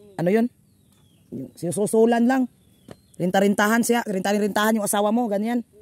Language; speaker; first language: Filipino; non-native, local second language; Cebuano